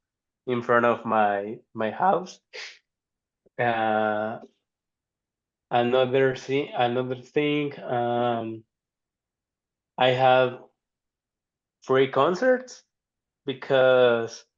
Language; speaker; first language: English; non-native, learner; Spanish